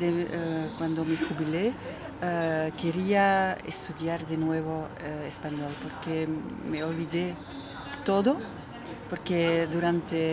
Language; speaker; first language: Spanish; non-native, fluent; Dutch